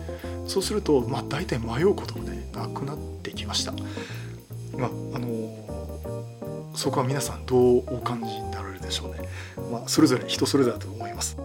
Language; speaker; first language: Japanese; native; Japanese